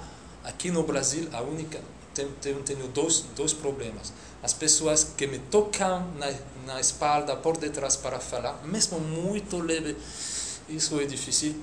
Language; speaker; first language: Portuguese; non-native, fluent; French